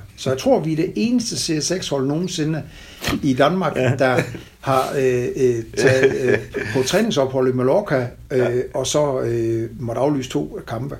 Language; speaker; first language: Danish; native; Danish